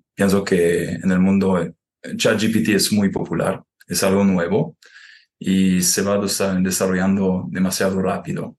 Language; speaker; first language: Spanish; non-native, fluent; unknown